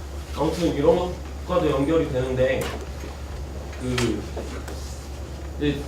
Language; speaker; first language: Korean; native; Korean